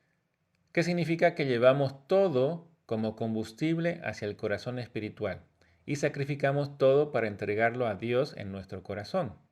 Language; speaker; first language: Spanish; native; Spanish